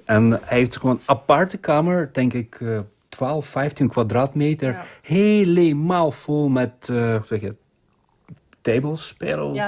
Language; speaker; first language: Dutch; non-native, fluent; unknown